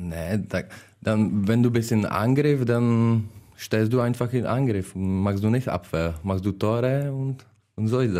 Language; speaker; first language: German; non-native, learner; Czech